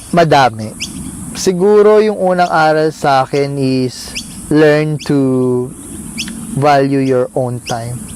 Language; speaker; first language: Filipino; non-native, local second language; Pampanga